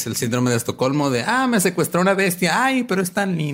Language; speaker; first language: Spanish; native; Spanish